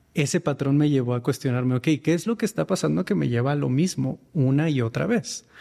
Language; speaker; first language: Spanish; native; Spanish